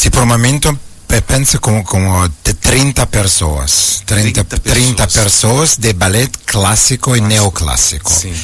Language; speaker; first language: Portuguese; non-native, learner; Ukrainian